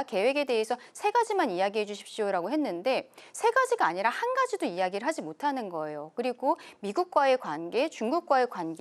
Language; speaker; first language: Korean; native; Korean